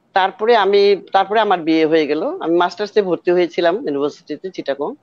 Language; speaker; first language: Bangla; non-native, local second language; Chakma